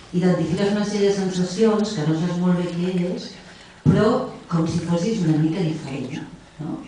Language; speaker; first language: Catalan; non-native, local second language; Spanish